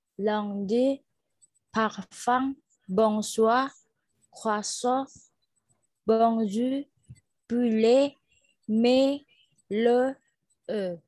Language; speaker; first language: French; non-native, fluent; Indonesian